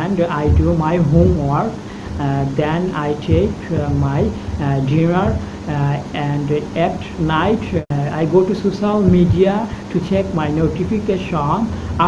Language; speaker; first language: English; non-native, learner; Bangla